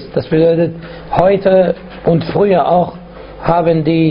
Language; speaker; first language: German; non-native, fluent; Arabic